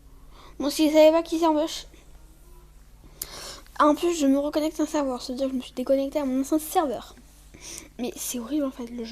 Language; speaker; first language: French; native; French